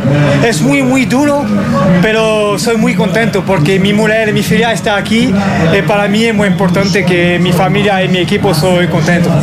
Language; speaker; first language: Spanish; non-native, learner; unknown